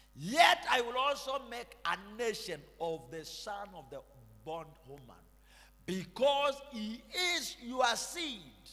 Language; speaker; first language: English; non-native, local second language; Swahili